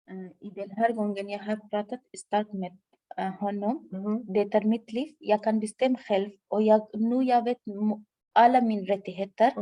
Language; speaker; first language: Swedish; non-native, learner; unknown